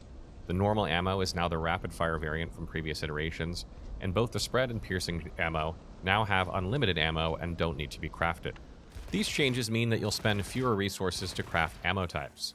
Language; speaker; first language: English; native; English